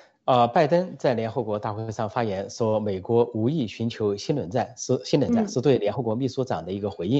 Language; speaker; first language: Chinese; native; Chinese